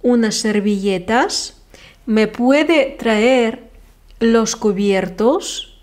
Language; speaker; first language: Spanish; non-native, fluent; Lithuanian